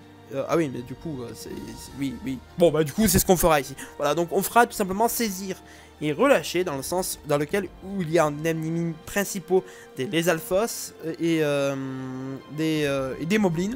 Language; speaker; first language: French; native; French